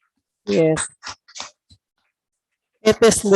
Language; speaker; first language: English; non-native, learner; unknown